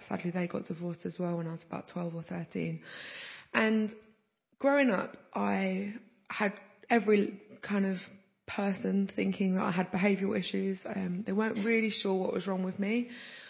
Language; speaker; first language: English; native; English